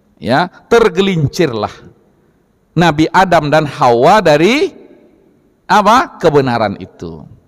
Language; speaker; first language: Indonesian; non-native, local second language; Minangkabau